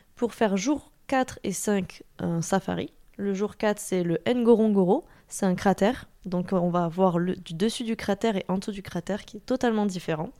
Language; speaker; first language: French; native; French